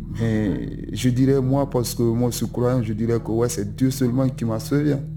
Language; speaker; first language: French; non-native, local second language; Susu